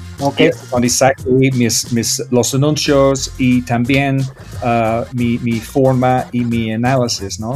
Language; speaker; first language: Spanish; non-native, learner; English